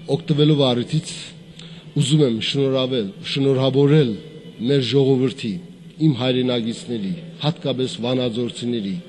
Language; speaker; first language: Armenian; native; Armenian